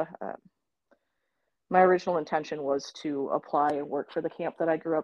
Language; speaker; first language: English; native; English